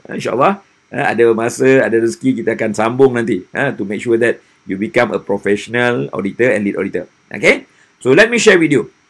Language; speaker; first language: English; non-native, local second language; Malay